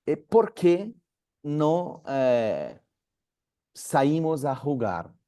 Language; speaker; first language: Spanish; non-native, learner; Portuguese